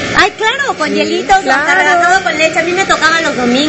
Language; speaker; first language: Spanish; native; Spanish